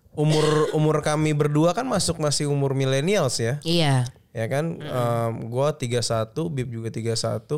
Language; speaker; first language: Indonesian; native; Indonesian